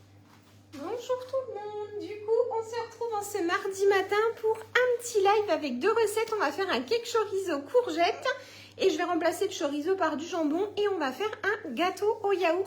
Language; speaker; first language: French; native; French